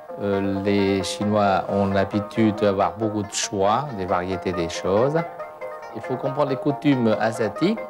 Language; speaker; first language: French; non-native, fluent; Cantonese